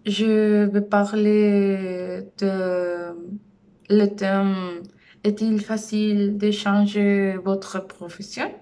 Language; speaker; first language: French; non-native, learner; Spanish